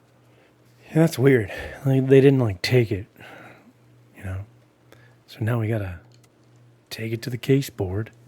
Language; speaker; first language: English; native; English